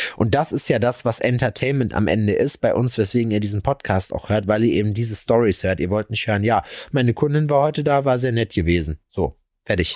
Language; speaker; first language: German; native; German